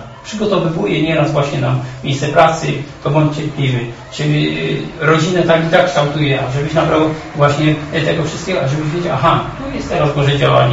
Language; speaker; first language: Polish; native; Polish